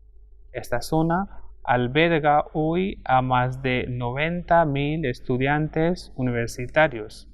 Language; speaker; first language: Spanish; non-native, fluent; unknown